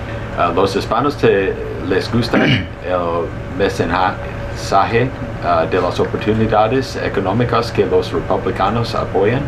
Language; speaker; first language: Spanish; early bilingual, heritage; Spanish